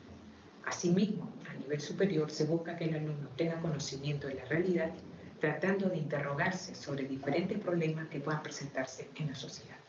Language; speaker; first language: Spanish; native; Spanish